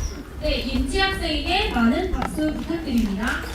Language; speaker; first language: Korean; native; Korean